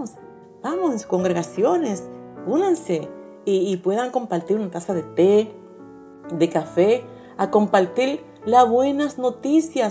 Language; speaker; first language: Spanish; native; Spanish